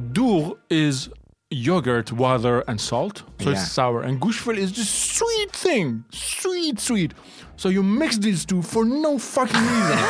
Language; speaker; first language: English; early bilingual, other home language; Persian